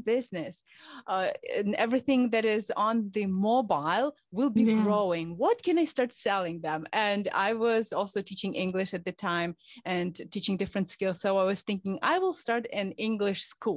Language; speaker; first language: English; non-native, fluent; Ukrainian